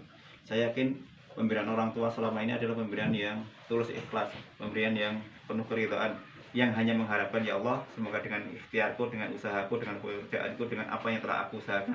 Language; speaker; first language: Indonesian; native; Indonesian